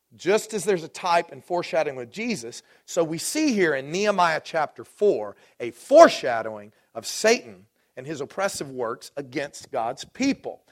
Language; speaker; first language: English; native; English